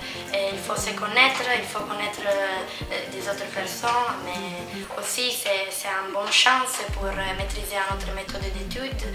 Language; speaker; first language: French; non-native, fluent; Italian